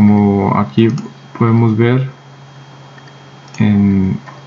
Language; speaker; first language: Spanish; native; Spanish